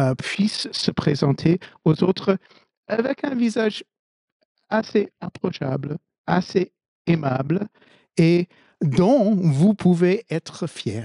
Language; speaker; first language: French; non-native, fluent; English